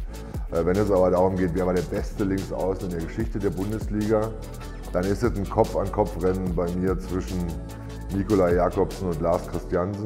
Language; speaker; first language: German; native; German